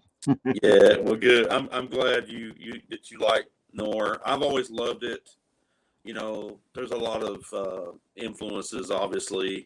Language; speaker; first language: English; native; English